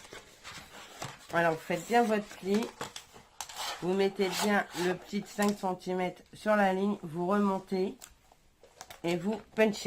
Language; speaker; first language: French; native; French